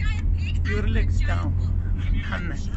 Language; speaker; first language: English; non-native, learner; Arabic